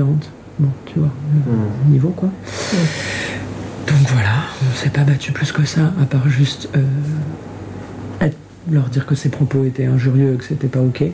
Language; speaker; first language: French; native; French